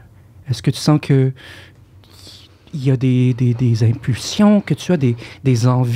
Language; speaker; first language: French; native; French